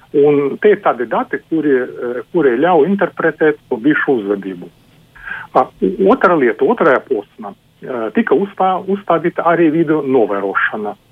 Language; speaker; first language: Latvian; non-native, local second language; Russian